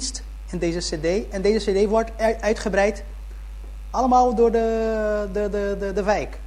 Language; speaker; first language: Dutch; early bilingual, heritage; Dutch